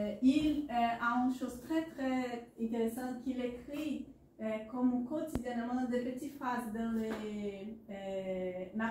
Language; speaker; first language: French; non-native, learner; Portuguese